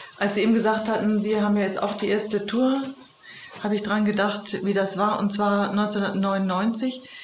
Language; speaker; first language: German; native; German